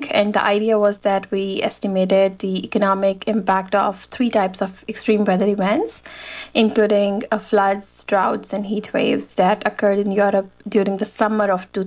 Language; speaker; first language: English; non-native, fluent; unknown